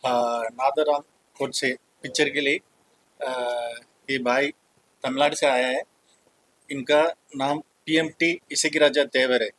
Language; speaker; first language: Hindi; non-native, local second language; Tamil